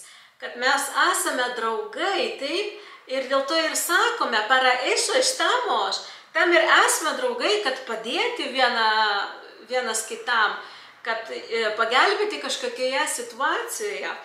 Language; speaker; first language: Lithuanian; non-native, local second language; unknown